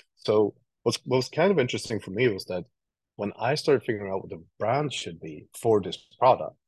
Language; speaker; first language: English; non-native, fluent; Swedish